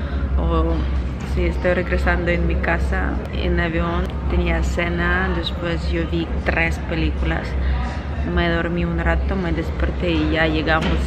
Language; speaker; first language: Spanish; non-native, learner; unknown